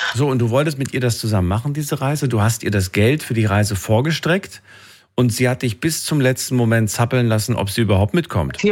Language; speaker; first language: German; native; German